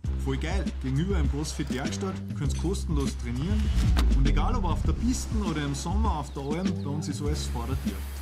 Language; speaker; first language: German; native; German